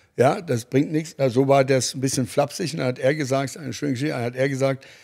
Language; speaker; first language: German; early bilingual, other home language; English